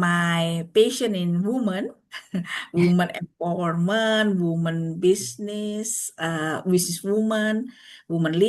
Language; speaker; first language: English; non-native, learner; Indonesian